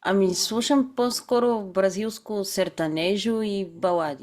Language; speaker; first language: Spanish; non-native, fluent; Bulgarian